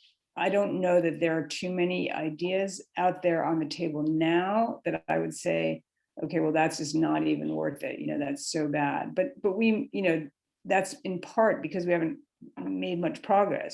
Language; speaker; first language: English; native; English